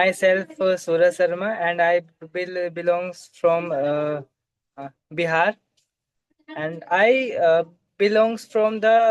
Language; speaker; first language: English; non-native, local second language; Hindi